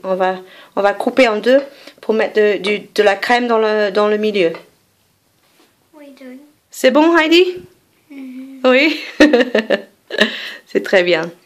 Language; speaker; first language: French; non-native, fluent; English